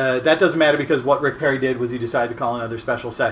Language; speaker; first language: English; native; English